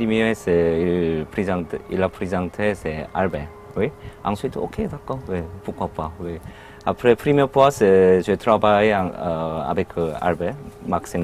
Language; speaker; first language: French; non-native, learner; Korean